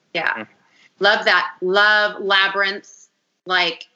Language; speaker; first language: English; early bilingual, other home language; Italian